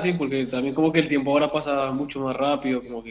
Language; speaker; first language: Spanish; native; Spanish